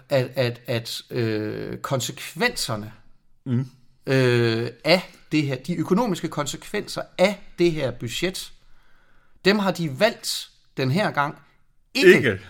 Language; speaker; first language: Danish; native; Danish